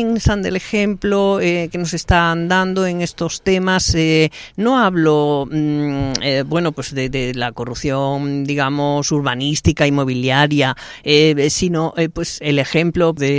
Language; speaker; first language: Spanish; native; Spanish